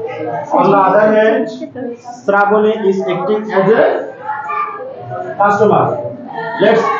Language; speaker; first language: English; non-native, learner; Bangla